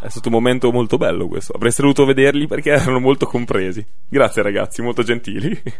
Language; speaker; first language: Italian; native; Italian